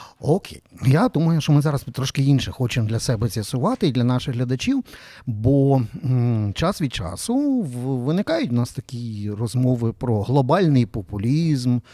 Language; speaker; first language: Ukrainian; native; Ukrainian